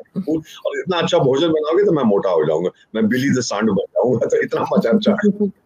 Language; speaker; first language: Hindi; native; Hindi